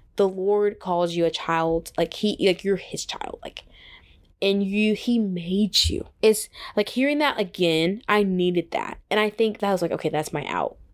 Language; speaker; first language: English; native; English